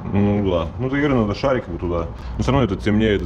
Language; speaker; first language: Russian; native; Russian